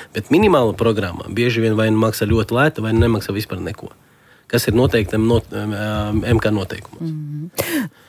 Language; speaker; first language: Latvian; non-native, local second language; Russian